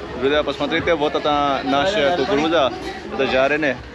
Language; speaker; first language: Russian; non-native, learner; Hindi